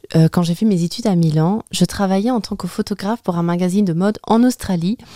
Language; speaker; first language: French; native; French